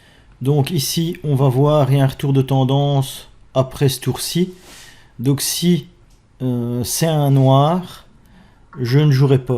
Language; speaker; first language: French; native; French